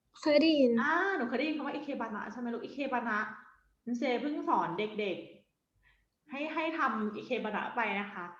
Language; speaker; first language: Thai; native; Thai